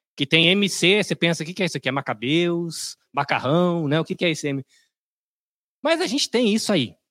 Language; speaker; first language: Portuguese; native; Portuguese